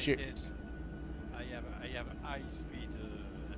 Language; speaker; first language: English; non-native, learner; French